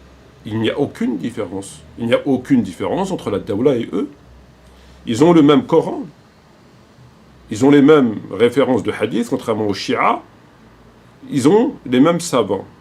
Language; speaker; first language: French; native; French